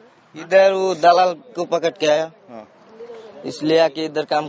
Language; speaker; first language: Hindi; non-native, learner; Bangla